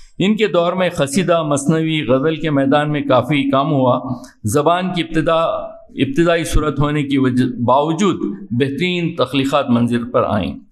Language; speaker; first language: Urdu; native; Urdu